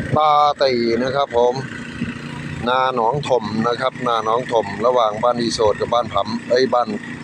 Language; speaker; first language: Thai; native; Thai